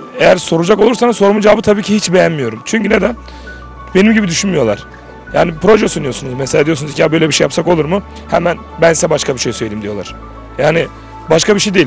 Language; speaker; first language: Turkish; native; Turkish